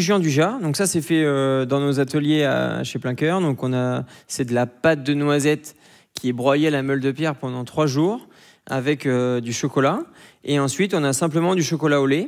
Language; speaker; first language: French; native; French